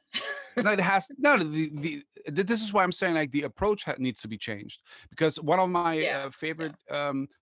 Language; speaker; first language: English; non-native, fluent; German